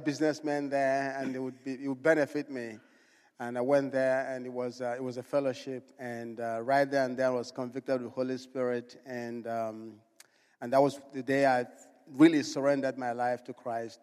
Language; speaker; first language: English; non-native, local second language; Igbo